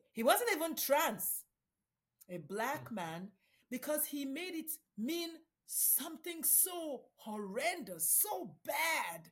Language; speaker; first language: English; non-native, local second language; Igbo